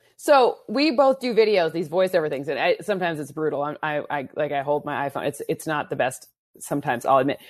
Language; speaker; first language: English; native; English